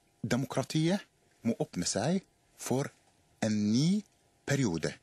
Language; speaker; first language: Norwegian; non-native, fluent; Arabic